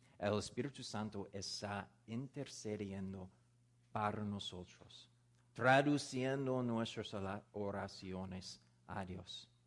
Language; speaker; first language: Spanish; non-native, learner; English